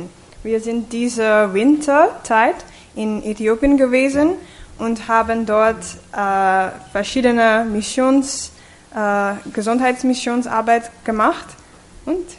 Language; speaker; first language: German; non-native, fluent; English